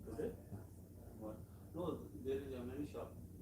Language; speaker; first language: English; non-native, learner; Punjabi